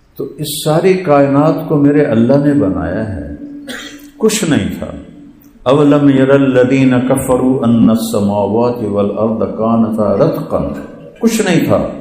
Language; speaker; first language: Urdu; non-native, local second language; Punjabi